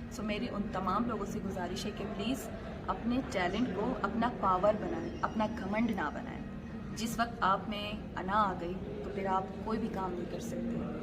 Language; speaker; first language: Urdu; non-native, local second language; Baluchi